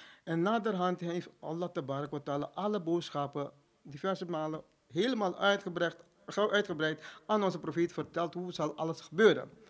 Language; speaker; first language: Dutch; non-native, fluent; Urdu